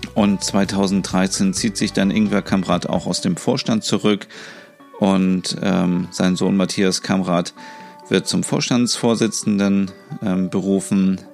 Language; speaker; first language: German; native; German